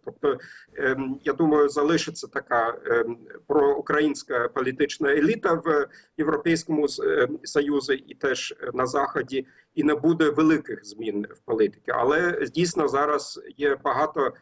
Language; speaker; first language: Ukrainian; non-native, learner; German